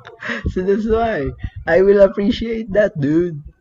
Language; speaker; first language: English; non-native, learner; Filipino